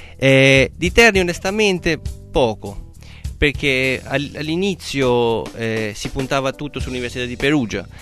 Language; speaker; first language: Italian; non-native, fluent; Albanian